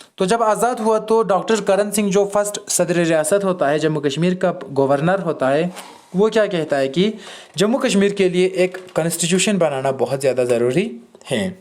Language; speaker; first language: Hindi; non-native, local second language; Kashmiri